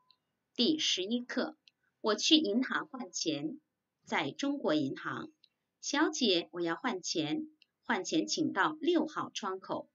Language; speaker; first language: Chinese; non-native, fluent; Korean